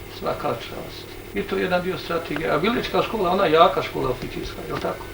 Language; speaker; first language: Bosnian; native; Bosnian